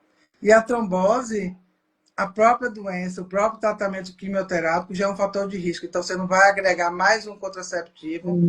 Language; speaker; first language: Portuguese; native; Portuguese